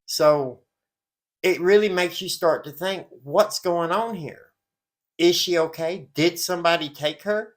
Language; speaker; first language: English; native; English